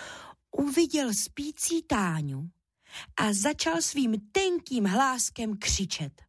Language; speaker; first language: Czech; native; Czech